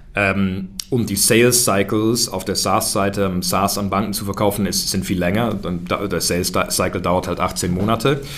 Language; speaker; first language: German; early bilingual, heritage; German